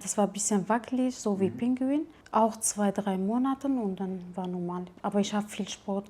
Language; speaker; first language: German; non-native, fluent; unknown